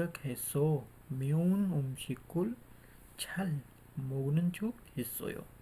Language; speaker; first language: Korean; non-native, fluent; Urdu